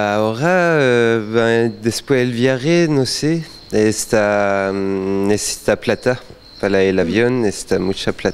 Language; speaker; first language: Spanish; non-native, learner; French